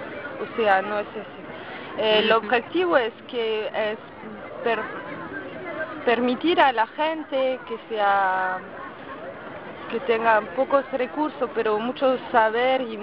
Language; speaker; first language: Spanish; non-native, fluent; French